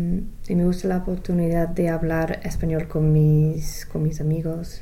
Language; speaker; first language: Spanish; non-native, fluent; English